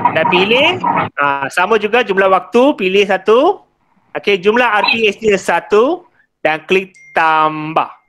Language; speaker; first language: Malay; non-native, local second language; Tamil